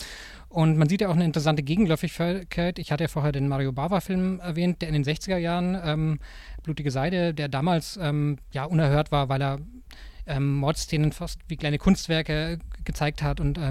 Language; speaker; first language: German; native; German